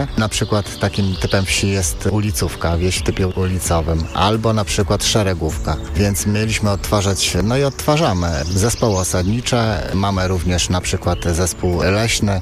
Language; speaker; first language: Polish; native; Polish